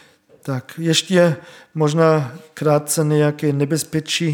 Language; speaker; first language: Czech; non-native, fluent; German